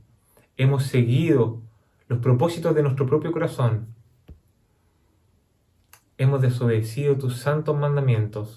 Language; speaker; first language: Spanish; native; Spanish